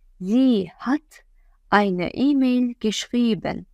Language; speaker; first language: German; non-native, fluent; Azerbaijani